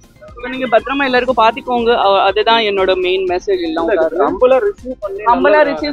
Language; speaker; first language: Tamil; non-native, fluent; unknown